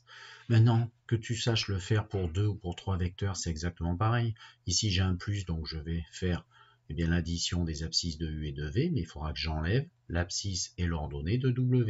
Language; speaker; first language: French; native; French